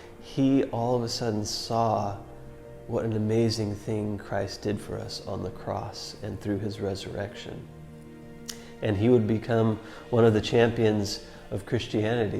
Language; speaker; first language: English; native; English